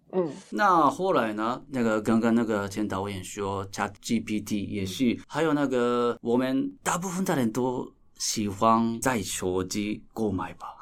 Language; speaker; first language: Chinese; non-native, fluent; Japanese